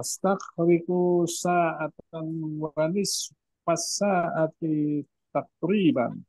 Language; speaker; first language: Arabic; non-native, learner; Indonesian